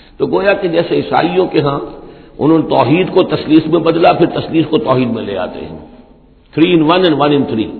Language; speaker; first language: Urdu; native; Urdu